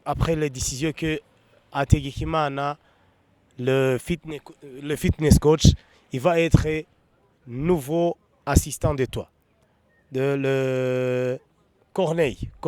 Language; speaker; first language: French; non-native, fluent; Kinyarwanda